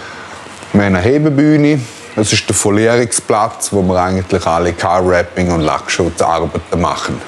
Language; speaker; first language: German; native; German